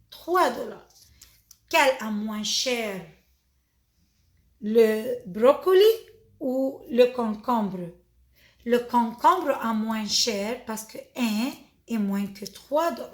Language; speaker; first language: French; non-native, fluent; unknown